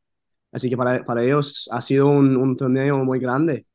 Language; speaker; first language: Spanish; non-native, fluent; English